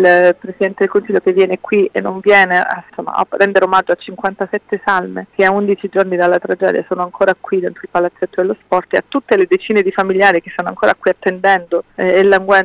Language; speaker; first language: Italian; native; Italian